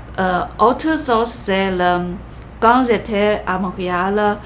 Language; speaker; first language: French; non-native, learner; Chinese